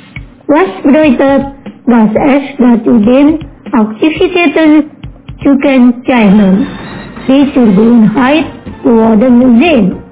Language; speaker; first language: German; non-native, fluent; Indonesian